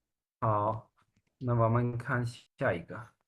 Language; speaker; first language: Chinese; non-native, fluent; Hindi